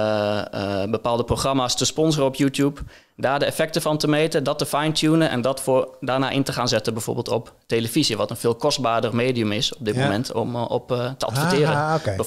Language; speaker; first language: Dutch; native; Dutch